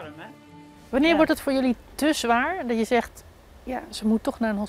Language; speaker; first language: Dutch; native; Dutch